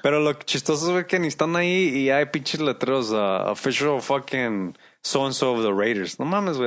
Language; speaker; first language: Spanish; early bilingual, heritage; Spanish